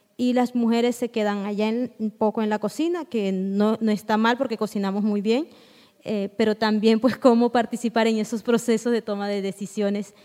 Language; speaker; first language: Spanish; non-native, local second language; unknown